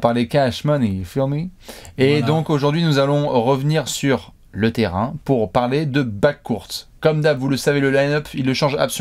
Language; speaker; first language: French; native; French